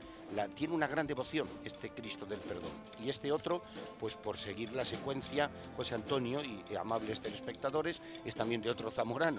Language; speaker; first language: Spanish; native; Spanish